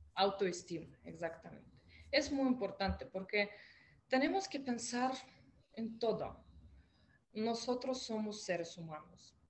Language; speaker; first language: Spanish; non-native, fluent; Russian